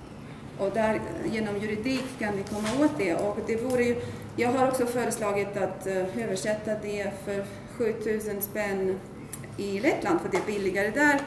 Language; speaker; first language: Swedish; non-native, fluent; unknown